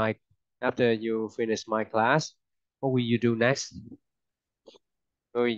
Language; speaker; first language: English; non-native, fluent; Vietnamese